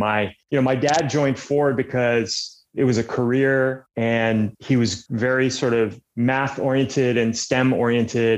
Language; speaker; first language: English; native; English